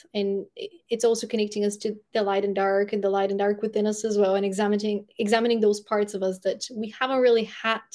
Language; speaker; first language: English; non-native, fluent; Bulgarian